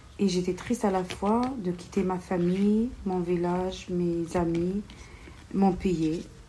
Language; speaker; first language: French; non-native, local second language; Kabyle